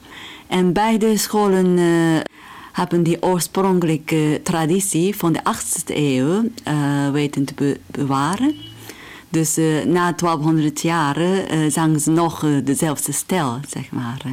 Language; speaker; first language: Dutch; non-native, fluent; Japanese